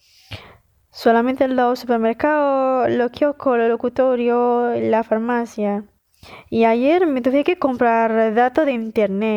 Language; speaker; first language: Spanish; non-native, fluent; Indonesian